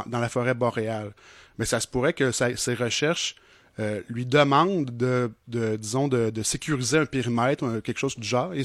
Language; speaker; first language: French; native; French